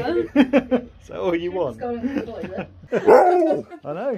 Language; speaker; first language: English; native; English